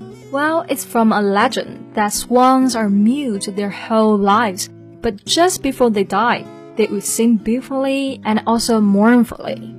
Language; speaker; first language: English; non-native, fluent; Chinese